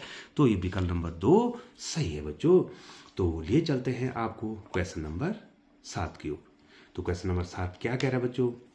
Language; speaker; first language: Hindi; native; Hindi